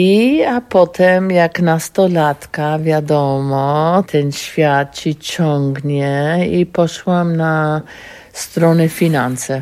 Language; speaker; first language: Polish; non-native, learner; English